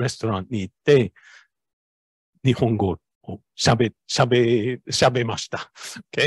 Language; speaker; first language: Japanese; non-native, learner; English